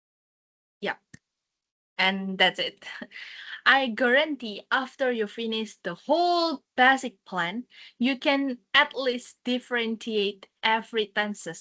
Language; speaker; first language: English; non-native, fluent; Indonesian